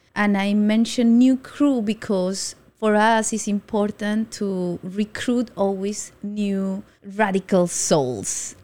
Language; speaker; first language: English; non-native, fluent; Spanish